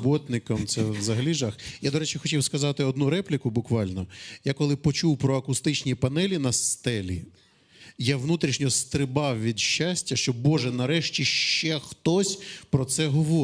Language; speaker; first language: Ukrainian; native; Ukrainian